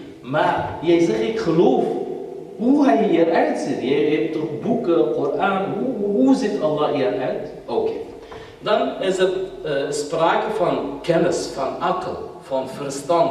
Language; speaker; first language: Dutch; non-native, fluent; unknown